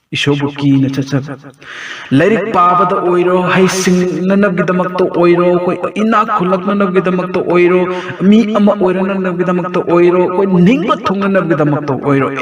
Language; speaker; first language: Manipuri; non-native, local second language; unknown